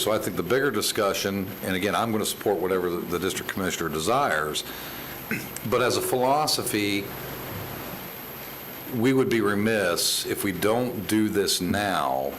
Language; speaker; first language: English; native; English